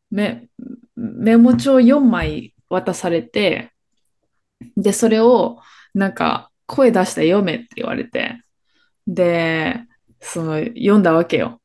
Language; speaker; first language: Japanese; early bilingual, other home language; Filipino